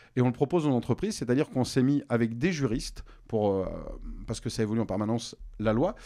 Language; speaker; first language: French; native; French